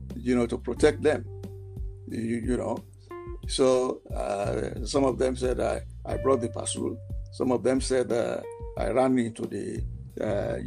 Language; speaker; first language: English; non-native, local second language; Yoruba